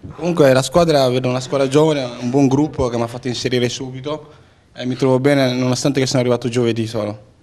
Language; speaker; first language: Italian; native; Italian